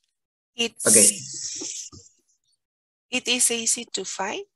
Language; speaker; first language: English; non-native, learner; Spanish